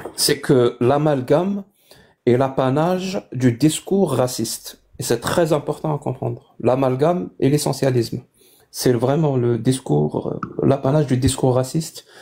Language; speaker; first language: French; non-native, local second language; Kabyle